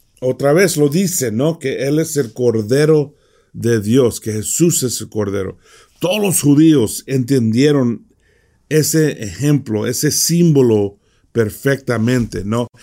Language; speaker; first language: Spanish; early bilingual, heritage; Spanish